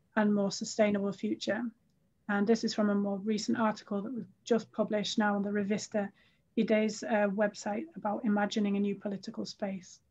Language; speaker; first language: English; native; English